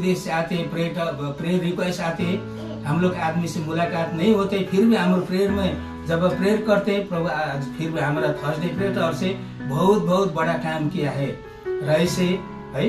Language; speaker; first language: Hindi; non-native, local second language; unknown